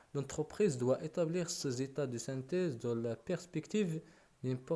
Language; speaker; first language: French; non-native, local second language; Arabic